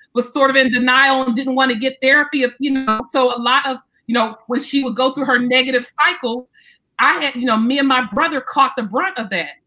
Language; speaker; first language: English; native; English